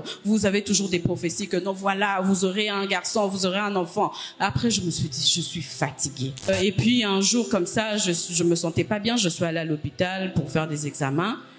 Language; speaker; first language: French; non-native, local second language; Lingala